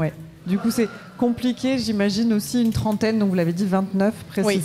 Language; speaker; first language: French; native; French